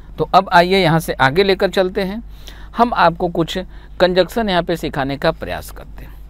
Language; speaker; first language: Hindi; native; Hindi